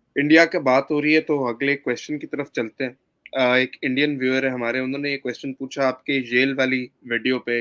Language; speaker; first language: Urdu; native; Urdu